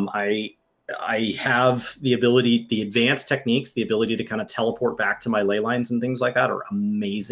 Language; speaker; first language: English; native; English